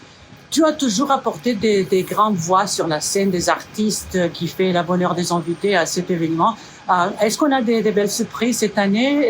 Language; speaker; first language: French; non-native, fluent; Romanian